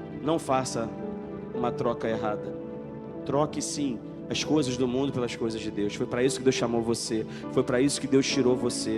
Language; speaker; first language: Portuguese; native; Portuguese